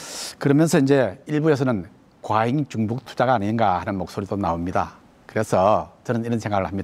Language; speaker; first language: Korean; native; Korean